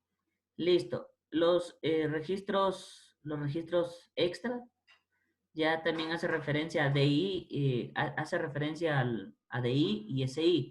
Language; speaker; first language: Spanish; native; Spanish